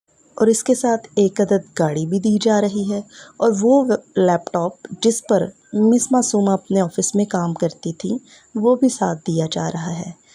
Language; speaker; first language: Urdu; native; Urdu